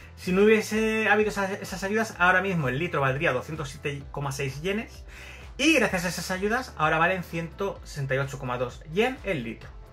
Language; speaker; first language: Spanish; native; Spanish